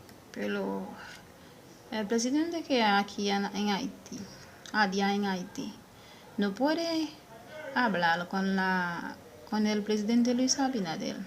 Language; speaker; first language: Spanish; non-native, learner; Haitian Creole